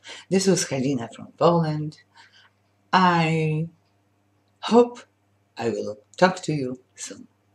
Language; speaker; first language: English; non-native, fluent; Polish